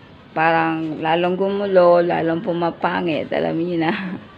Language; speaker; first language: Filipino; native; Filipino